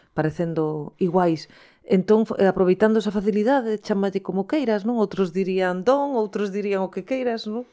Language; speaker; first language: Galician; non-native, local second language; Spanish